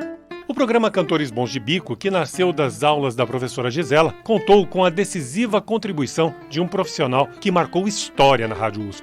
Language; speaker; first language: Portuguese; native; Portuguese